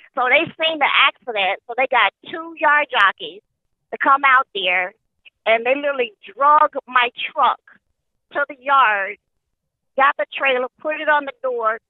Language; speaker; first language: English; native; English